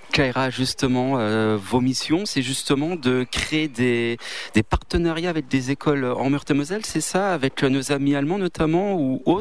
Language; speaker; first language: French; native; French